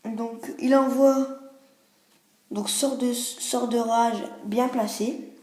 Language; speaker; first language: French; native; French